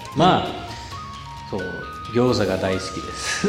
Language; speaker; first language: Japanese; non-native, fluent; Bulgarian